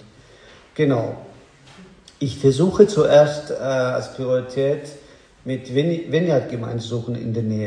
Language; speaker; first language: German; non-native, learner; Azerbaijani